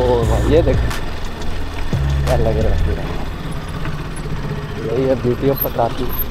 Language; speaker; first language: Hindi; native; Hindi